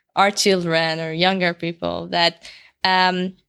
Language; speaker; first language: English; non-native, fluent; Persian